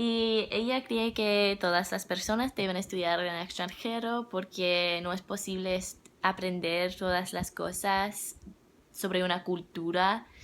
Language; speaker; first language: Spanish; non-native, learner; English